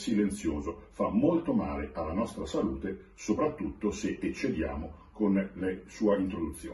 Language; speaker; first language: Italian; native; Italian